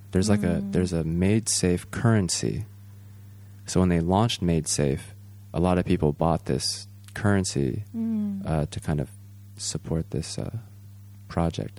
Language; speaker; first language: English; native; English